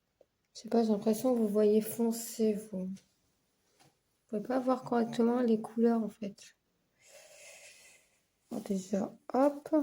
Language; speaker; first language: French; native; French